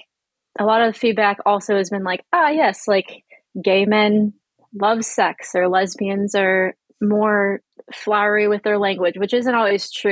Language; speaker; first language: English; native; English